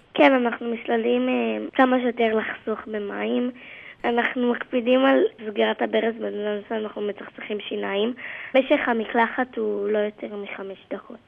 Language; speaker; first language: Hebrew; native; Hebrew